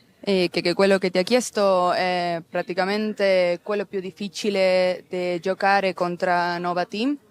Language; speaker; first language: Italian; non-native, learner; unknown